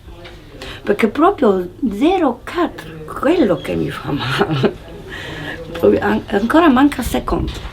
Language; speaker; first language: Italian; non-native, learner; Polish